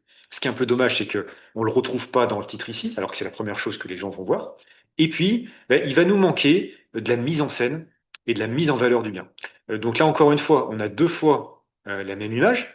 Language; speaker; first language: French; native; French